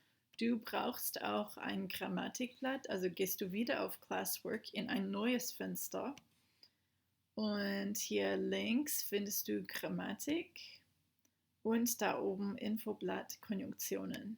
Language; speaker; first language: German; non-native, fluent; English